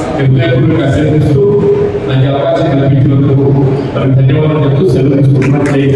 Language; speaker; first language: Telugu; native; Telugu